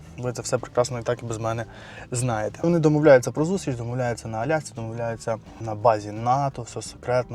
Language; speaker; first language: Ukrainian; non-native, local second language; Russian